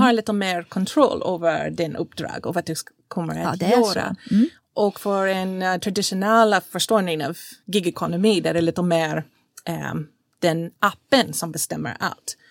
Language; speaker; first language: Swedish; non-native, fluent; English